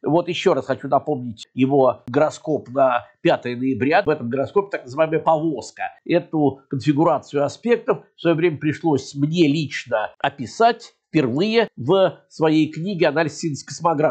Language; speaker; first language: Russian; native; Russian